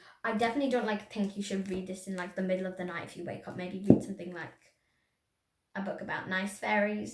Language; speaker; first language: English; native; English